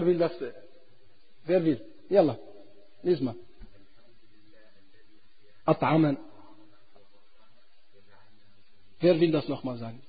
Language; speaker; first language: German; non-native, fluent; Arabic